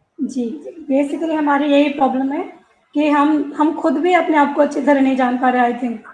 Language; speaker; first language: Hindi; native; Hindi